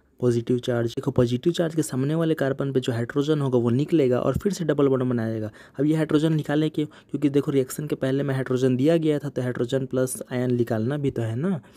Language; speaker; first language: Hindi; native; Hindi